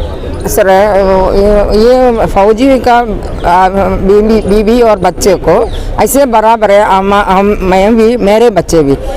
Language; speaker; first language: Hindi; non-native, local second language; Malayalam